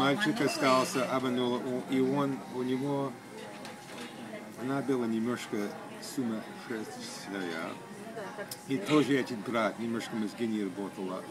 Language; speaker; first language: Russian; early bilingual, heritage; Russian